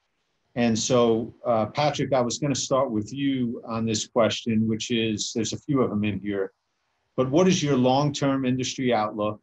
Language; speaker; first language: English; native; English